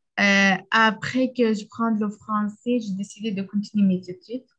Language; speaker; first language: French; non-native, learner; Arabic